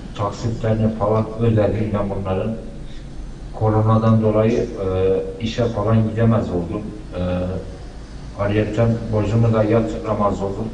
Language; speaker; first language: Turkish; native; Turkish